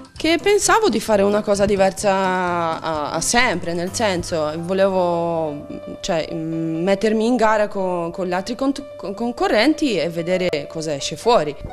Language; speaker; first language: Italian; non-native, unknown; Polish